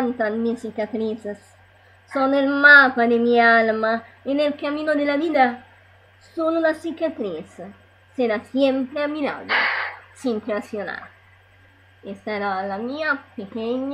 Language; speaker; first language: Spanish; non-native, learner; Italian